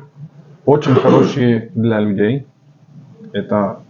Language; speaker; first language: Russian; non-native, learner; Slovak